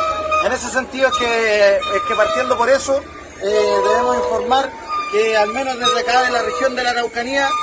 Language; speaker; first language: Spanish; native; Spanish